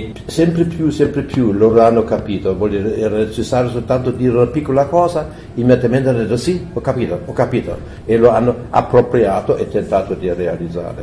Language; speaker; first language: Italian; non-native, fluent; German